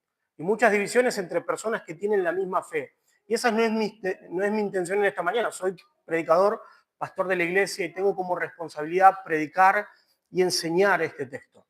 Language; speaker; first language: Spanish; native; Spanish